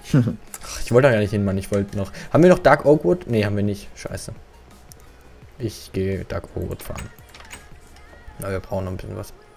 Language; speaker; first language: German; native; German